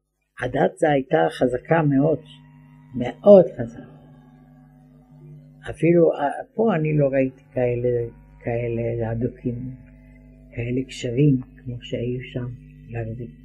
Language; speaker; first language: Hebrew; non-native, fluent; Ladino